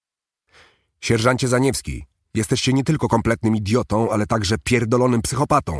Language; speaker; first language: Polish; native; Polish